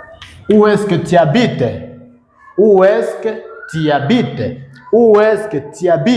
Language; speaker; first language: French; non-native, fluent; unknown